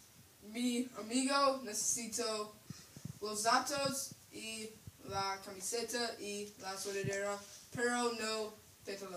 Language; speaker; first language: Spanish; non-native, learner; English